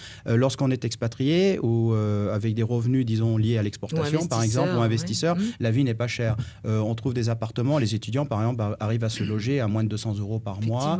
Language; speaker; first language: French; native; French